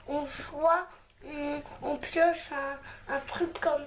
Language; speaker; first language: French; native; French